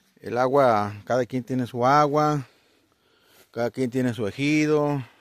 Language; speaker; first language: Spanish; native; Spanish